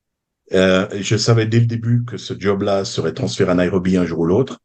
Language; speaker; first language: French; native; French